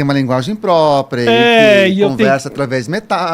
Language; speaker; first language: Portuguese; native; Portuguese